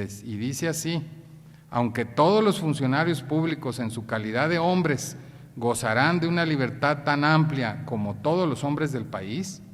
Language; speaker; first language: Spanish; native; Spanish